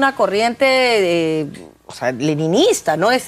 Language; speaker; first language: Spanish; native; Spanish